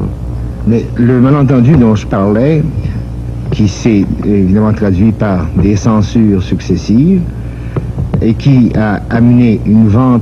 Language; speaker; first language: French; native; French